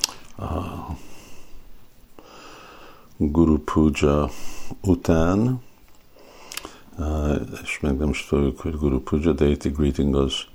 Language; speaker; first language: Hungarian; early bilingual, heritage; Hungarian